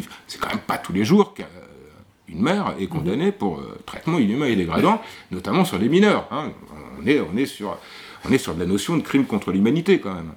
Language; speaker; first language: French; native; French